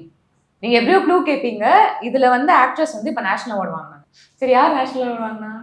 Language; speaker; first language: Tamil; native; Tamil